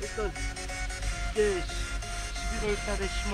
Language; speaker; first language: Korean; native; Korean